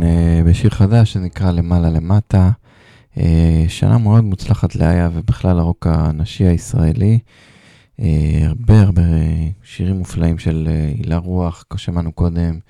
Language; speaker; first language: Hebrew; native; Hebrew